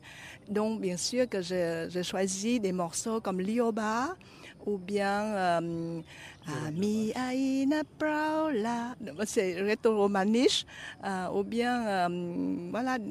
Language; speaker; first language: French; non-native, fluent; Vietnamese